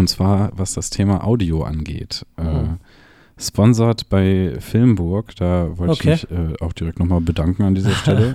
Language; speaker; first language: German; native; German